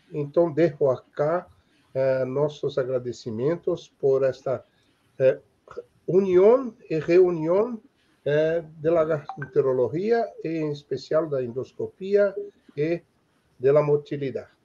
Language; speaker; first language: Spanish; non-native, fluent; Portuguese